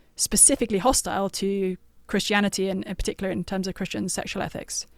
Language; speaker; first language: English; native; English